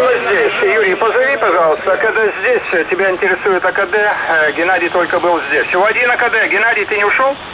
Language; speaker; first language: Russian; native; Russian